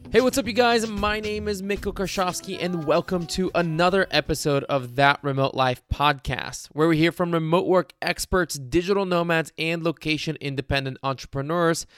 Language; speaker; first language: English; native; English